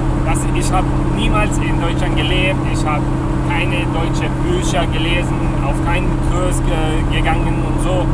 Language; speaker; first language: German; non-native, fluent; Bosnian